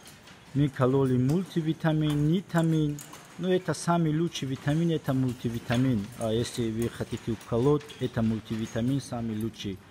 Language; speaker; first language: Russian; non-native, fluent; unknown